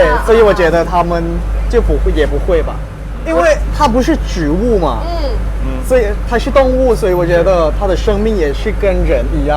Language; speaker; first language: Chinese; non-native, fluent; Thai